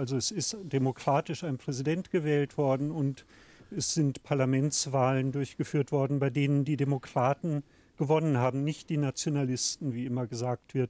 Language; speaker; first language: German; native; German